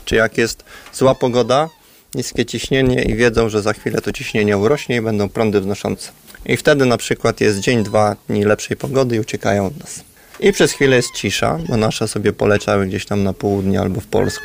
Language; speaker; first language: Polish; native; Polish